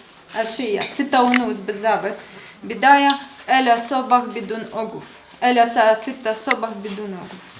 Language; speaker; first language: Arabic; non-native, learner; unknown